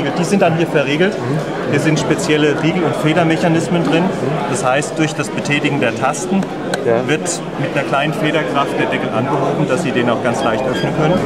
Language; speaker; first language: German; native; German